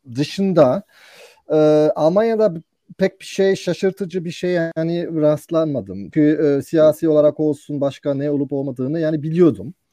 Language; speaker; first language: Turkish; non-native, fluent; German